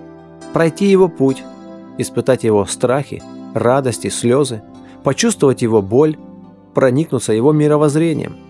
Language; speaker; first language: Russian; native; Russian